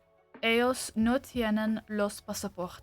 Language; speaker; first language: Spanish; non-native, learner; English